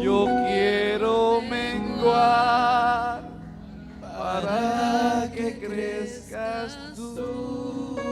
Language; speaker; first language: Spanish; native; Spanish